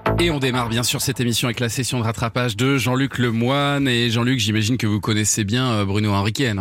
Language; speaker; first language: French; native; French